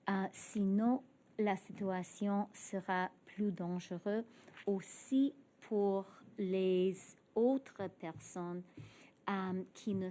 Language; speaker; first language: French; non-native, fluent; English